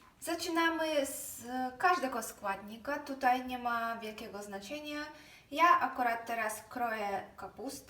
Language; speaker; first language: Polish; non-native, fluent; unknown